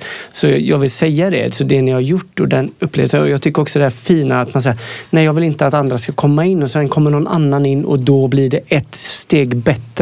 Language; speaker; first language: Swedish; native; Swedish